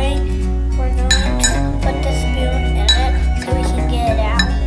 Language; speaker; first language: English; native; English